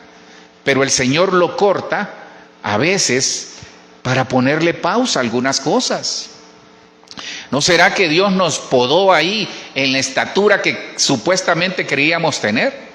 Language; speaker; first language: Spanish; native; Spanish